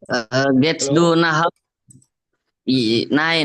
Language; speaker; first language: German; non-native, learner; Indonesian